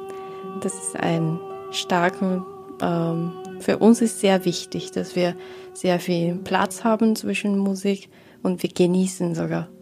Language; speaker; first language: German; non-native, learner; Japanese